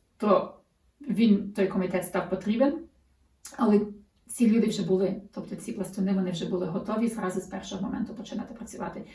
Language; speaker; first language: Ukrainian; early bilingual, heritage; Ukrainian